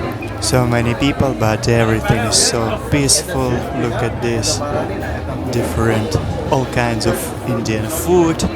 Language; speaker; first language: English; non-native, fluent; Russian